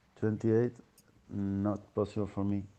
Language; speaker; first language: English; non-native, fluent; Spanish